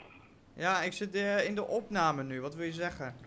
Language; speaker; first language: Dutch; native; Dutch